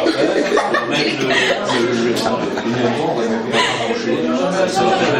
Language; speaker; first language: French; native; French